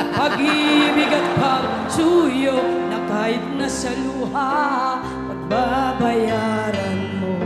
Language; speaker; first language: Filipino; native; Filipino